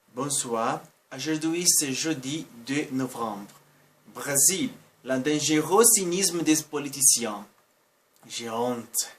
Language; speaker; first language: French; non-native, fluent; Portuguese